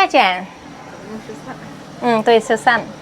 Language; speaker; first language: Chinese; non-native, fluent; Indonesian